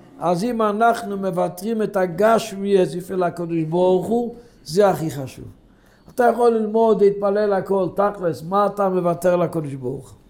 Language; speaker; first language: Hebrew; non-native, local second language; Yiddish